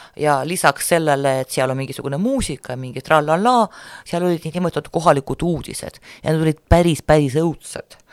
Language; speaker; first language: Estonian; non-native, local second language; Russian